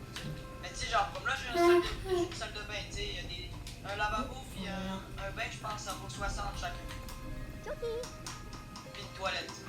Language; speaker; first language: French; native; French